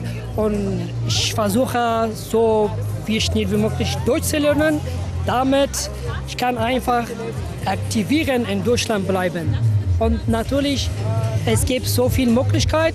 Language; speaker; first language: German; non-native, learner; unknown